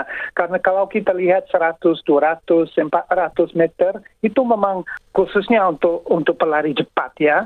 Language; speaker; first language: Indonesian; non-native, fluent; English